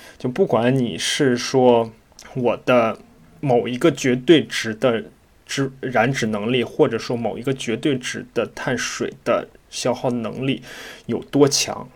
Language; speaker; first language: Chinese; native; Chinese